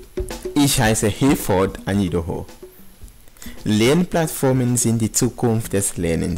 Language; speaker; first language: German; non-native, fluent; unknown